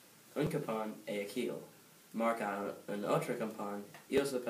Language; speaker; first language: French; non-native, learner; English